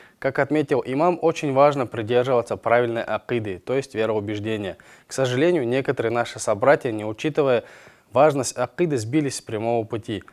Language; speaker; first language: Russian; non-native, local second language; Kazakh